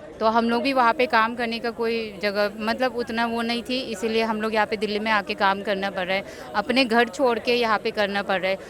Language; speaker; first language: Hindi; non-native, local second language; Manipuri